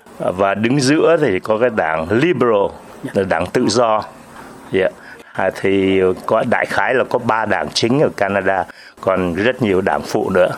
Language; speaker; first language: Vietnamese; native; Vietnamese